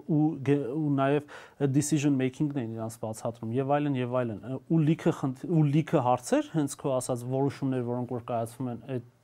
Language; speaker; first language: Armenian; native; Armenian